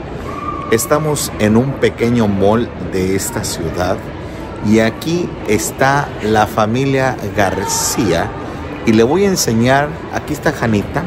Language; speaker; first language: Spanish; native; Spanish